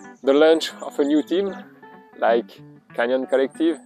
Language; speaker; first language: English; non-native, fluent; German